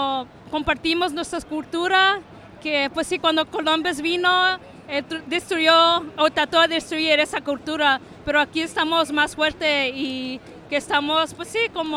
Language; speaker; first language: Spanish; early bilingual, heritage; Spanish